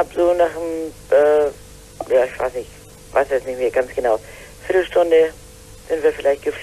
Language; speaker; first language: German; native; German